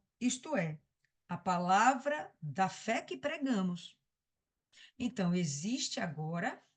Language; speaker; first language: Portuguese; native; Portuguese